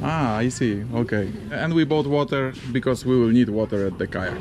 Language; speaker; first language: English; non-native, fluent; Polish